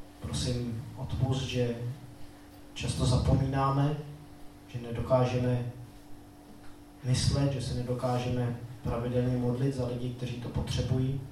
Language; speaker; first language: Czech; native; Czech